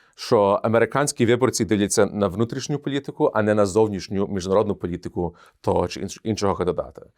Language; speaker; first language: Ukrainian; early bilingual, heritage; Ukrainian